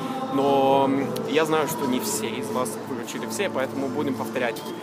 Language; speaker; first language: Russian; non-native, fluent; Norwegian